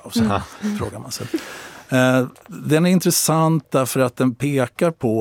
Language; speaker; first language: Swedish; native; Swedish